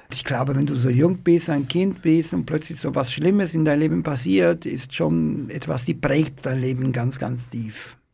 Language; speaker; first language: German; non-native, fluent; Italian